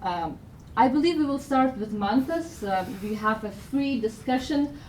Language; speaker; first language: English; non-native, fluent; Lithuanian